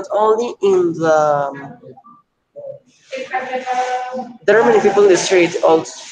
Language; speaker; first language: English; non-native, learner; Spanish